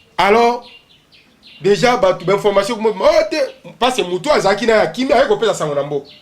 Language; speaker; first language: Lingala; native; Lingala